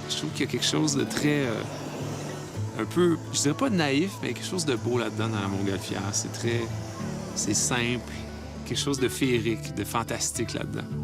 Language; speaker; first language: French; native; French